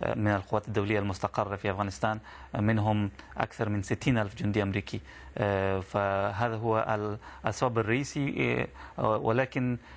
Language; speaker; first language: Arabic; non-native, fluent; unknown